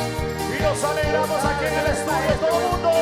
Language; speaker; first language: Spanish; native; Spanish